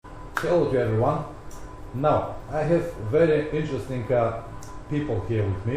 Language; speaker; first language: English; non-native, fluent; Bulgarian